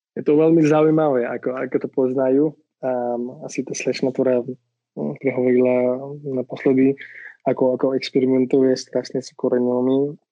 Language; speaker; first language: Slovak; non-native, fluent; Marathi